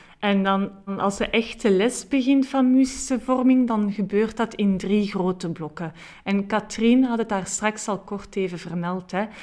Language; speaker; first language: Dutch; native; Dutch